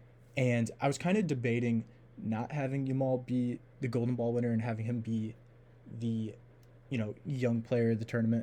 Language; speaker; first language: English; native; English